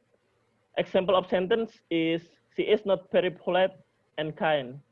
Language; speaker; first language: English; non-native, learner; Indonesian